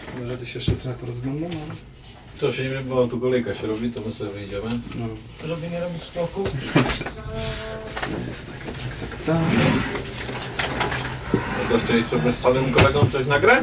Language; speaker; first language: Polish; native; Polish